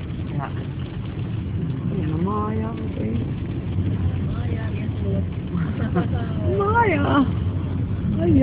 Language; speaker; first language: Latvian; non-native, learner; Dutch